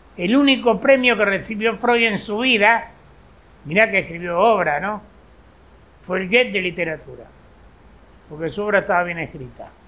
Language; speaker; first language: Spanish; native; Spanish